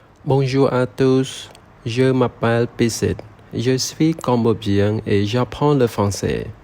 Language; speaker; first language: French; non-native, learner; Khmer